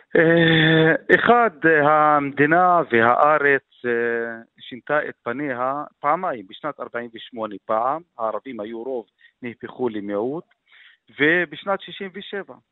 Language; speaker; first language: Hebrew; non-native, local second language; Arabic